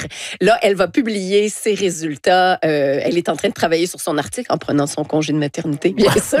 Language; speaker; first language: French; native; French